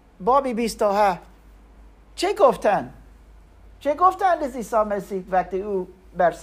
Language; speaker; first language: Persian; non-native, learner; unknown